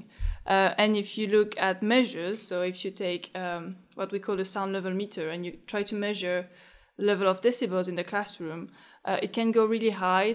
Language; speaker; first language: English; non-native, fluent; French